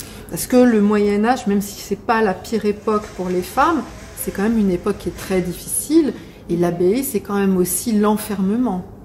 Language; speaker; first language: French; native; French